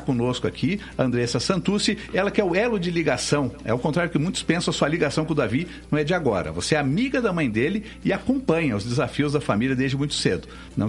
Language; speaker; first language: Portuguese; native; Portuguese